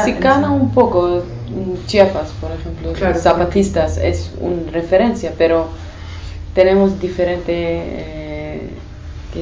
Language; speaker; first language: Spanish; non-native, learner; Kurdish